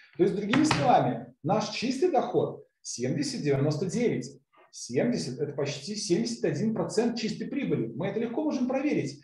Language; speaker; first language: Russian; native; Russian